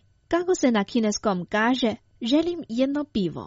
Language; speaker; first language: Croatian; non-native, fluent; Chinese